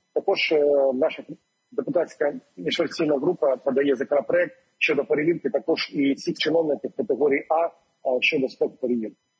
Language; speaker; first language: Ukrainian; non-native, local second language; Russian